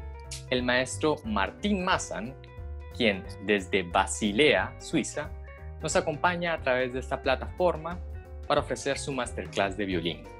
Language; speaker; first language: Spanish; native; Spanish